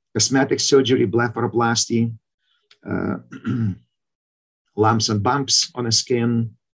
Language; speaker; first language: English; non-native, fluent; Ukrainian